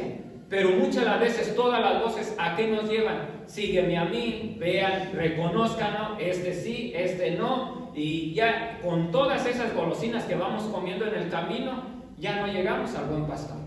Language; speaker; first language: Spanish; native; Spanish